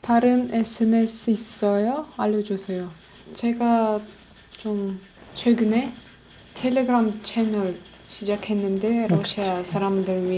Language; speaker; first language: Korean; non-native, learner; Russian